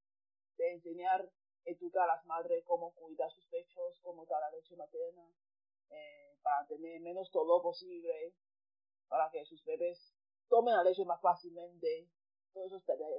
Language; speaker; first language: Spanish; non-native, fluent; Chinese